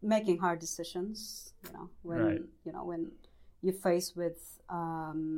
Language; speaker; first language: English; non-native, local second language; Cebuano